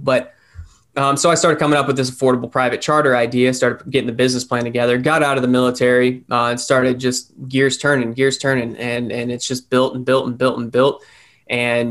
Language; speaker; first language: English; native; English